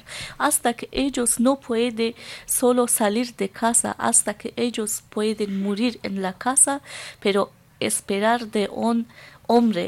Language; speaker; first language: Spanish; non-native, learner; Persian